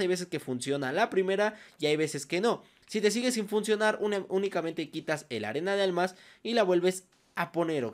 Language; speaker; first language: Spanish; native; Spanish